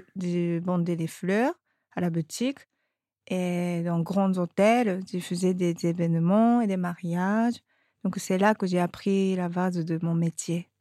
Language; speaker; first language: French; non-native, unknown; Japanese